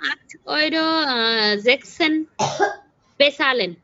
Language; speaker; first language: German; non-native, learner; Bangla